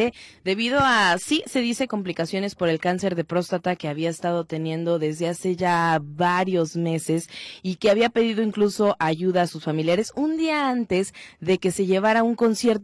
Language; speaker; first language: Spanish; native; Spanish